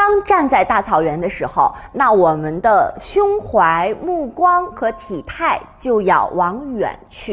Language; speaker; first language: Chinese; native; Chinese